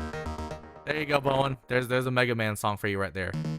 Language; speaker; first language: English; native; English